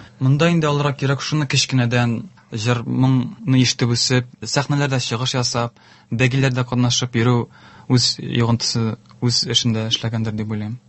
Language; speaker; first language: Tatar; native; Tatar